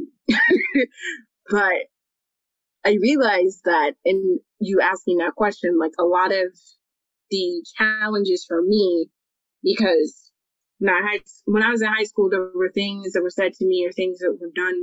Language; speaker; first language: English; native; English